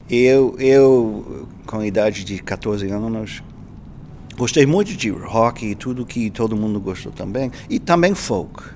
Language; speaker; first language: Spanish; non-native, learner; English